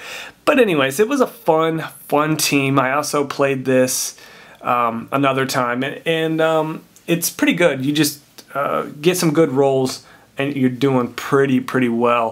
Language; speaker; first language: English; native; English